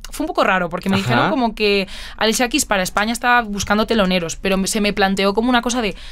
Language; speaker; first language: Spanish; native; Spanish